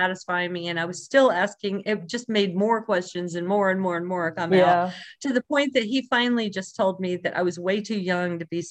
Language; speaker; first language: English; native; English